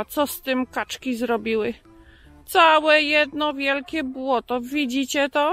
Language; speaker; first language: Polish; native; Polish